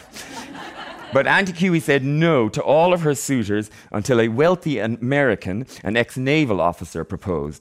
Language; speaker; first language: English; native; English